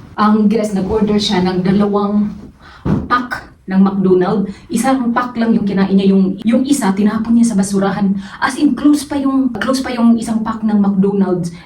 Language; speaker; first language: Filipino; non-native, local second language; Cebuano